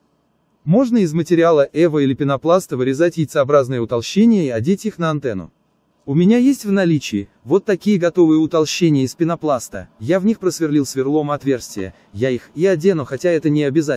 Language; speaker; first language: Russian; native; Russian